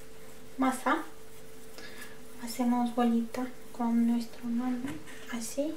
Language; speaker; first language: Spanish; non-native, learner; Turkish